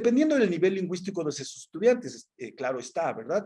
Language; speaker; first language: Spanish; native; Spanish